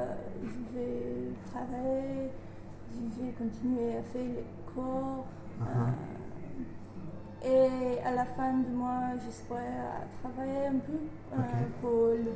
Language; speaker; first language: French; non-native, learner; English